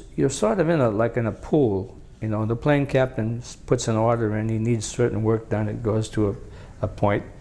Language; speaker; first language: English; native; English